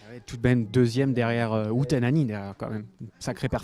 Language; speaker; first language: French; native; French